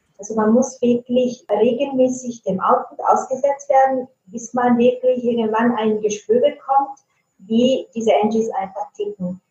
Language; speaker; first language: German; non-native, fluent; Italian